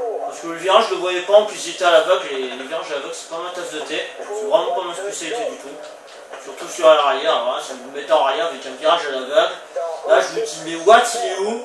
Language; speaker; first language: French; native; French